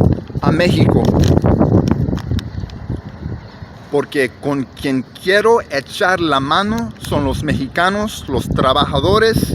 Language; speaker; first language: Spanish; early bilingual, heritage; English